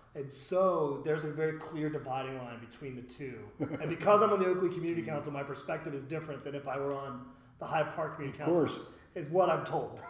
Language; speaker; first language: English; native; English